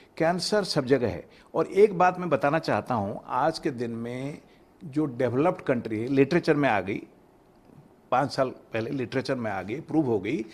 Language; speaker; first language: Hindi; non-native, local second language; Odia